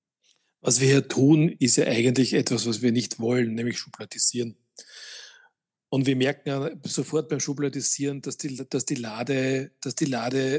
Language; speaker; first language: German; native; German